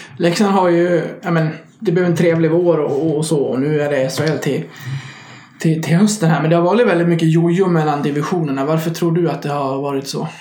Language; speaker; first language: Swedish; native; Swedish